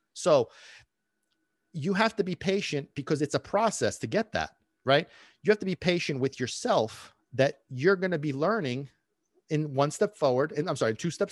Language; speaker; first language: English; early bilingual, other home language; Italian